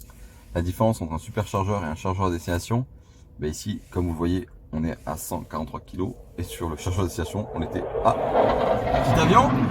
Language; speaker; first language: French; native; French